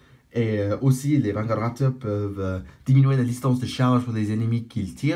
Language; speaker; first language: French; non-native, fluent; English